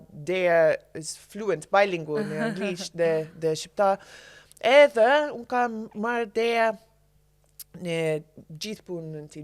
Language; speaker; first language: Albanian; non-native, learner; English